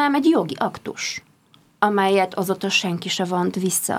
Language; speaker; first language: Hungarian; non-native, fluent; Polish